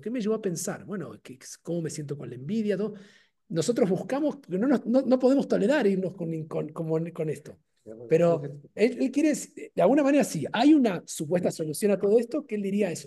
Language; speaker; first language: Spanish; native; Spanish